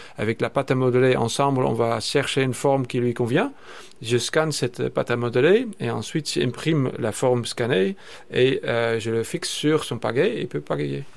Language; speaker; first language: French; non-native, fluent; Dutch